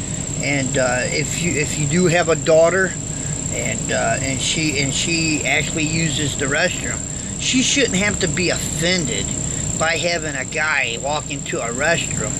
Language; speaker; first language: English; native; English